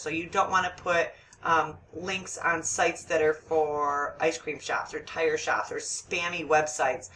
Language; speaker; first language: English; native; English